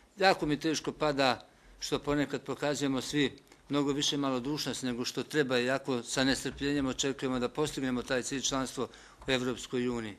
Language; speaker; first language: Bosnian; native; Bosnian